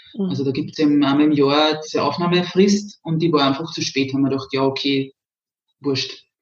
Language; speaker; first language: German; native; German